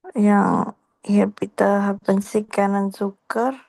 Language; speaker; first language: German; non-native, learner; Indonesian